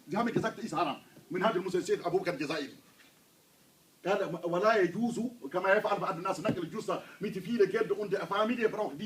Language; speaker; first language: German; non-native, learner; Hausa